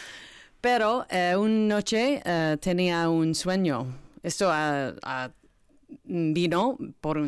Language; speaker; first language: Spanish; non-native, learner; English